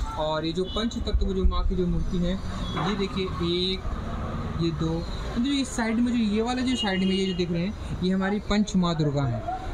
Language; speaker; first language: Hindi; native; Hindi